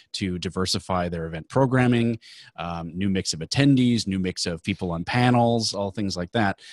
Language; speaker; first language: English; native; English